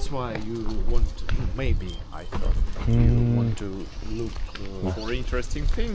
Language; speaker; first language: English; non-native, fluent; Russian